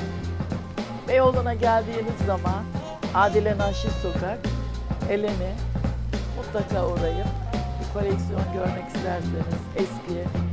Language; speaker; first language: Turkish; native; Turkish